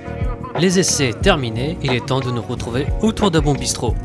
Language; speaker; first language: French; native; French